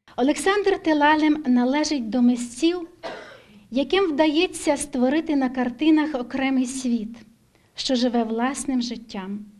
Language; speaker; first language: Ukrainian; native; Ukrainian